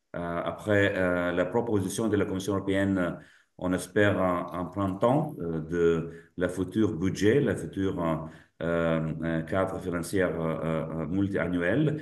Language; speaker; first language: French; non-native, fluent; Lithuanian